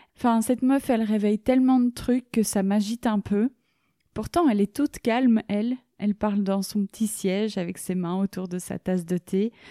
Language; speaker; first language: French; native; French